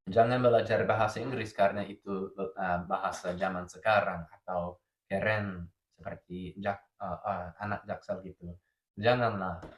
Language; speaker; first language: Indonesian; non-native, fluent; English